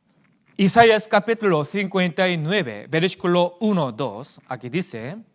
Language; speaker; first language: Spanish; non-native, fluent; Korean